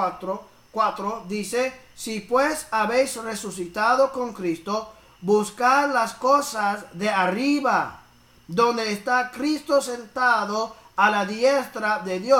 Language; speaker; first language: Spanish; early bilingual, heritage; English